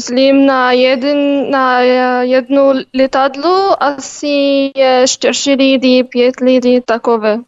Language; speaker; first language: Czech; non-native, learner; Arabic